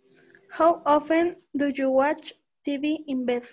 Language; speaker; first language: English; non-native, learner; Spanish